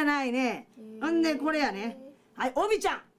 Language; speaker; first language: Japanese; native; Japanese